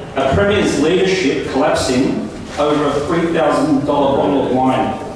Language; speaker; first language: English; non-native, local second language; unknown